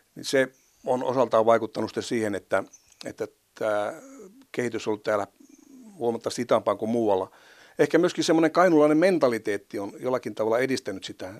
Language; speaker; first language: Finnish; native; Finnish